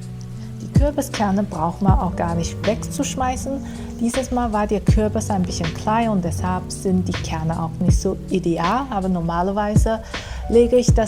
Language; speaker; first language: German; non-native, fluent; Chinese